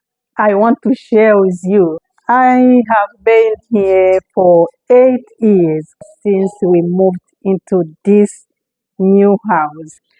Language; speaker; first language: English; non-native, fluent; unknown